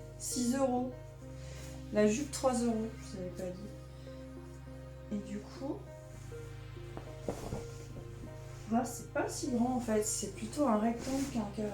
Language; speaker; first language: French; native; French